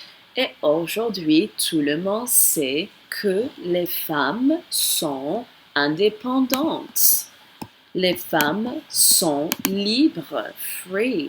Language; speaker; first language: French; non-native, fluent; English